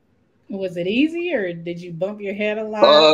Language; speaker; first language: English; native; English